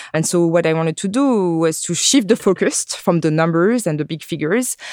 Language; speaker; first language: English; non-native, fluent; French